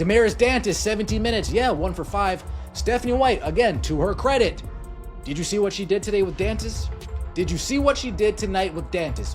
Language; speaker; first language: English; native; English